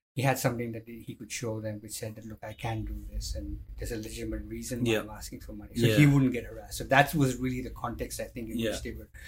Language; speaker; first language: English; non-native, fluent; Arabic